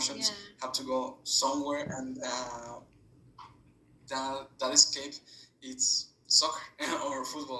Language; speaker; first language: English; non-native, fluent; Spanish